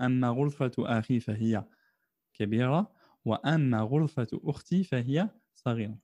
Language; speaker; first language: Arabic; non-native, fluent; French